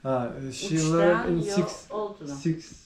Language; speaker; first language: English; non-native, learner; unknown